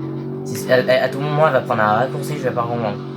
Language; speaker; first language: French; native; French